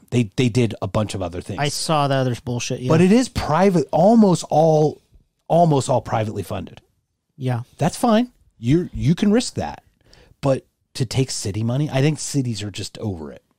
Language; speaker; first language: English; native; English